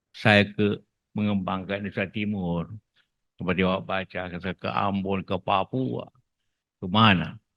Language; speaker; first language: Indonesian; non-native, local second language; Buginese